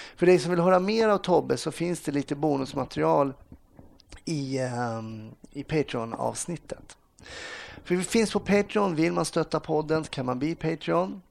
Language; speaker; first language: Swedish; native; Swedish